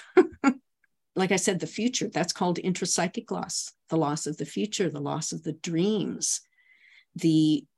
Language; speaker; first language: English; native; English